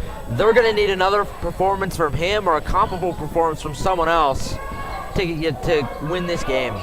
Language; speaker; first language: English; native; English